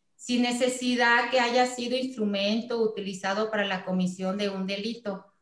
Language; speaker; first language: Spanish; native; Spanish